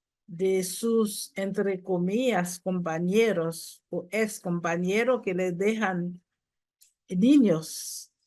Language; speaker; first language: Spanish; non-native, fluent; Haitian Creole